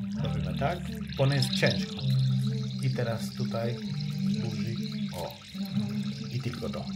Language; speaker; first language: Polish; non-native, learner; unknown